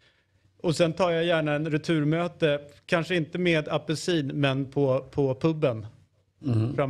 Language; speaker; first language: Swedish; native; Swedish